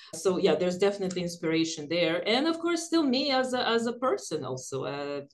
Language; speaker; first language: English; early bilingual, other home language; Ukrainian